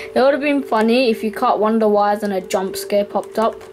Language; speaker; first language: English; native; English